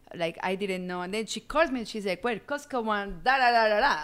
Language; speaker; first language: English; non-native, fluent; Spanish